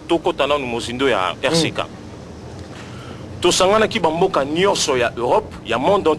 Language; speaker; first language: French; non-native, local second language; Lingala